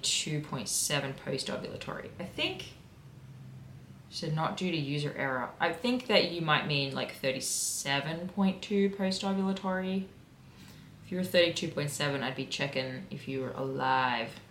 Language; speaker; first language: English; native; English